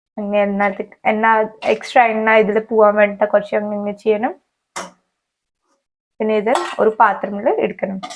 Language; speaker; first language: Malayalam; non-native, learner; Hindi